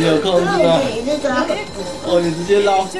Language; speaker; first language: Chinese; native; Chinese